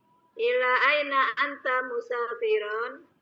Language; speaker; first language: Arabic; non-native, learner; Indonesian